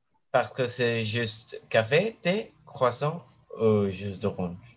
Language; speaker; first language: French; non-native, learner; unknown